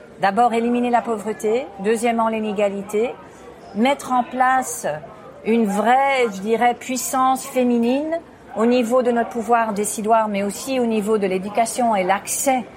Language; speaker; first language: French; non-native, fluent; English